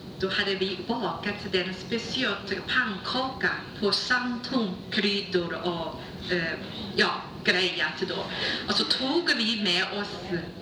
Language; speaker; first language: Swedish; non-native, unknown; Chinese